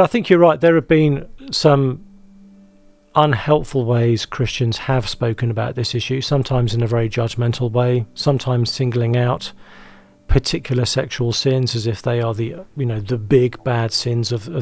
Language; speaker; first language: English; native; English